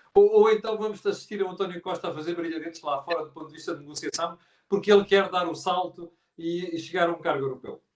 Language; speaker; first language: Portuguese; native; Portuguese